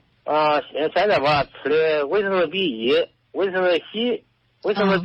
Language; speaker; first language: Chinese; native; Chinese